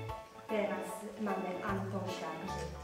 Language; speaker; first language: Polish; native; Polish